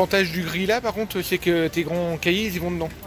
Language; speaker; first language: French; native; French